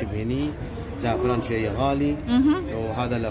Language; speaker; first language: Arabic; non-native, learner; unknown